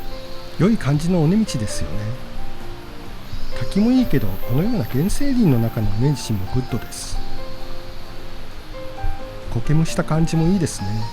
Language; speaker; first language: Japanese; native; Japanese